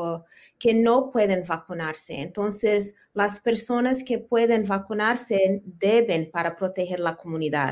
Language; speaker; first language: Spanish; early bilingual, heritage; Spanish